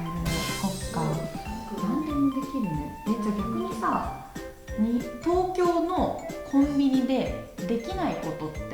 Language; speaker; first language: Japanese; native; Japanese